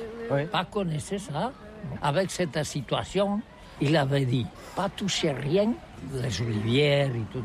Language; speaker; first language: French; non-native, learner; Catalan